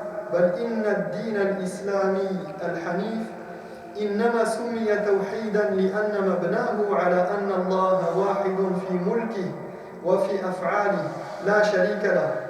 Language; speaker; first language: Arabic; non-native, fluent; French